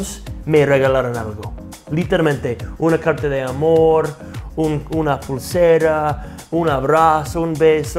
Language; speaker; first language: Spanish; non-native, fluent; English